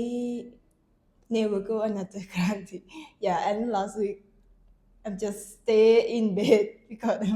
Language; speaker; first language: English; non-native, learner; Thai